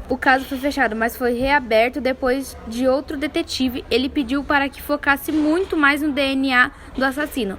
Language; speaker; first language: Portuguese; native; Portuguese